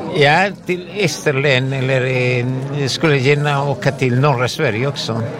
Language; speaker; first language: Swedish; non-native, fluent; Spanish